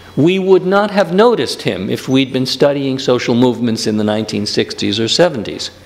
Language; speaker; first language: English; native; English